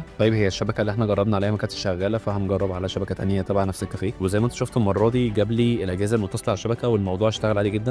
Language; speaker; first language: Arabic; native; Arabic